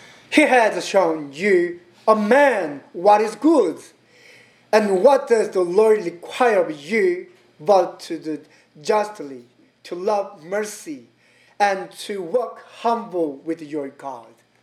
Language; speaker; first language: English; non-native, learner; Korean